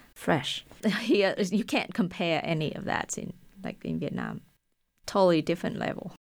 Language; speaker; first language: English; non-native, fluent; Vietnamese